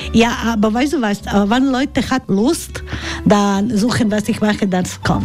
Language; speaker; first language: German; non-native, learner; Croatian